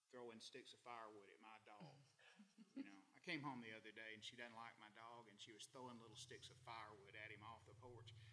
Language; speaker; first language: English; native; English